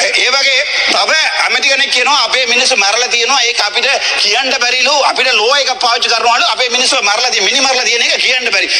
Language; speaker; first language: Sinhala; non-native, local second language; Tamil